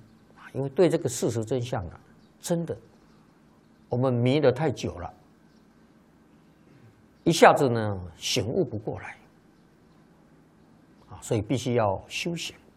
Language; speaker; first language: Chinese; native; Chinese